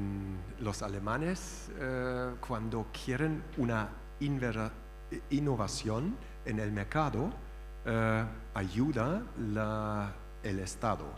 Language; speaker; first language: Spanish; non-native, fluent; German